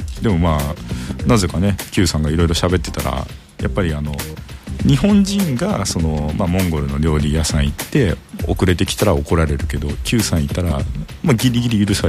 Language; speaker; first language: Japanese; native; Japanese